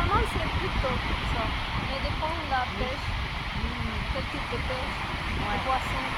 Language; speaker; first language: French; non-native, learner; Portuguese